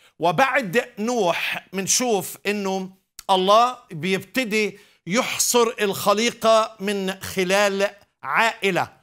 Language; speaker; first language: Arabic; native; Arabic